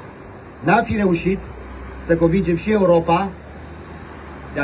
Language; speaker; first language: Romanian; native; Romanian